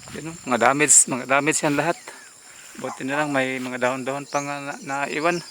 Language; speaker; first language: Filipino; non-native, local second language; Cebuano